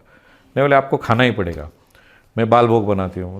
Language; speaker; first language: Hindi; non-native, local second language; Marathi